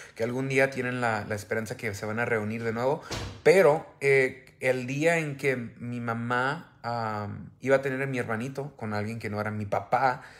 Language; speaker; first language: Spanish; early bilingual, heritage; Spanish